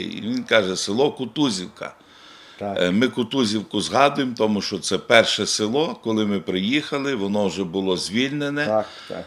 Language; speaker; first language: Ukrainian; native; Ukrainian